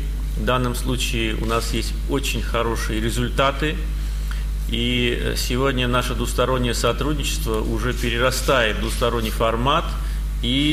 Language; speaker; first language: Russian; non-native, fluent; Azerbaijani